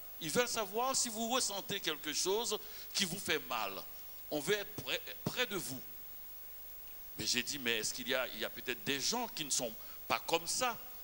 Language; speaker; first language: French; non-native, local second language; Haitian Creole